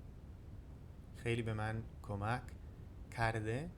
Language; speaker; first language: Persian; non-native, learner; Dutch